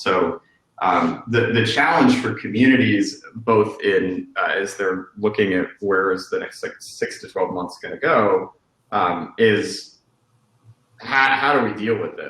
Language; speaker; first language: English; native; English